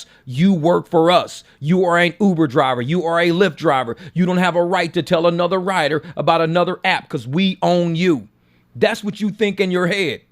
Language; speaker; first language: English; native; English